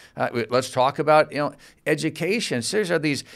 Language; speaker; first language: English; native; English